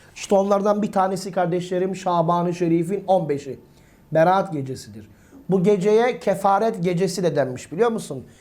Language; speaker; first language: Turkish; native; Turkish